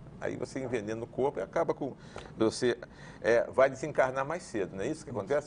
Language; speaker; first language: Portuguese; native; Portuguese